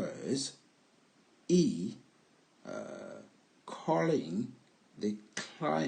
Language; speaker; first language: English; non-native, learner; French